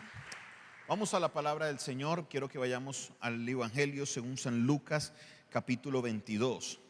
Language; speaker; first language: Spanish; native; Spanish